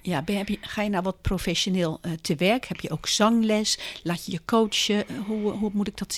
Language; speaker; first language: Dutch; native; Dutch